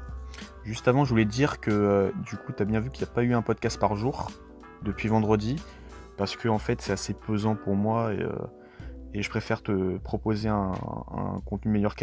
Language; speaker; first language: French; native; French